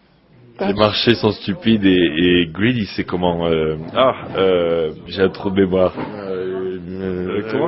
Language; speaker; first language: French; native; French